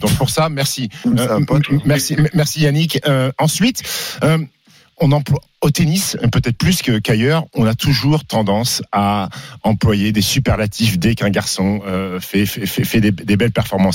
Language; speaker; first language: French; native; French